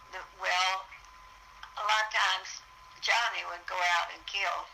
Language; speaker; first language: English; native; English